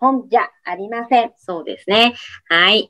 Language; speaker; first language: Japanese; non-native, fluent; Vietnamese